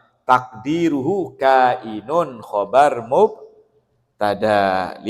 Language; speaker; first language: Arabic; non-native, fluent; Indonesian